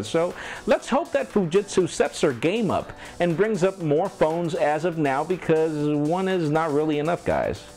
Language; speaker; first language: English; non-native, local second language; Spanish